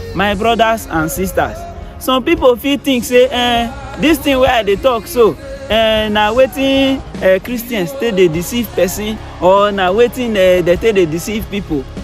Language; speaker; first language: Nigerian Pidgin; non-native, local second language; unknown